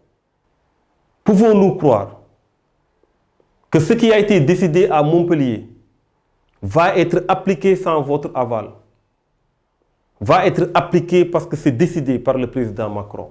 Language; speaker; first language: French; non-native, local second language; Wolof